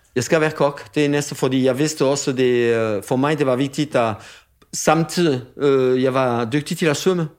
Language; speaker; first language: Danish; non-native, fluent; French